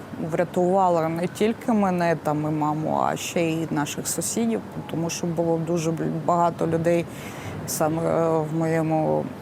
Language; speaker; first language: Ukrainian; non-native, local second language; Russian